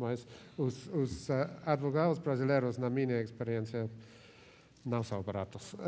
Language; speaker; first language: Portuguese; non-native, fluent; Spanish